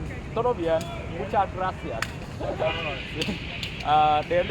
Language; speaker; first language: Spanish; non-native, learner; Vietnamese